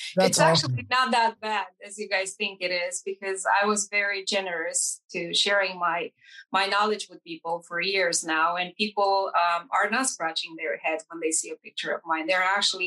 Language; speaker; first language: English; non-native, fluent; Romanian